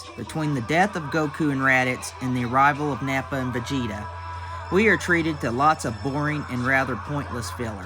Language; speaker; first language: English; native; English